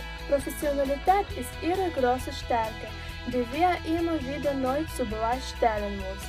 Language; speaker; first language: German; non-native, learner; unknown